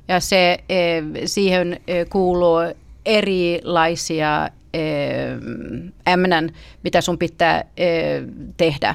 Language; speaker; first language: Finnish; early bilingual, heritage; Finnish